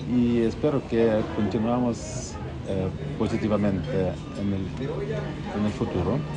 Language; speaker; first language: Spanish; non-native, learner; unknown